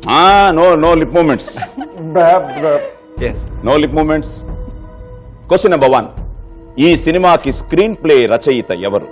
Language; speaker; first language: Telugu; native; Telugu